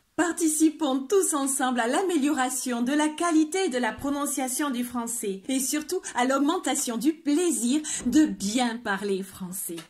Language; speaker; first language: French; native; French